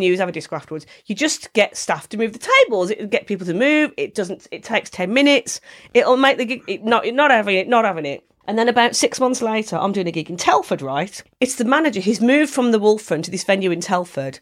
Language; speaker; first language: English; native; English